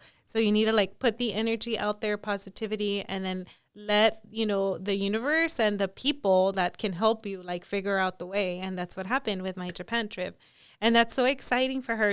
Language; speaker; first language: English; early bilingual, other home language; Spanish